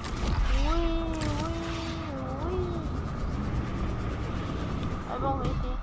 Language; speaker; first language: French; native; French